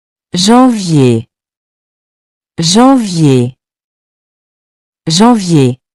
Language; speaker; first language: French; non-native, fluent; English